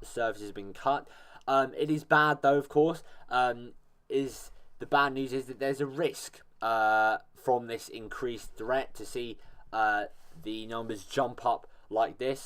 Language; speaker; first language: English; native; English